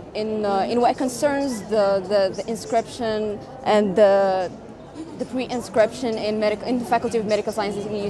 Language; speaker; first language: English; non-native, fluent; Arabic